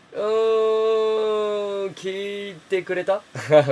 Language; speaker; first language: Japanese; native; Japanese